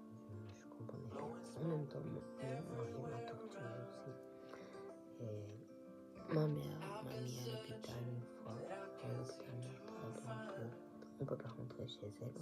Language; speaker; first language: French; non-native, learner; Japanese